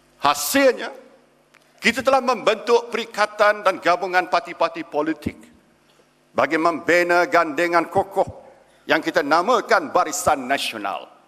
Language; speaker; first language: Malay; native; Malay